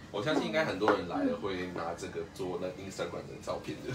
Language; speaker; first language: Chinese; native; Chinese